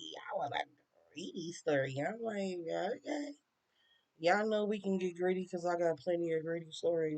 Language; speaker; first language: English; native; English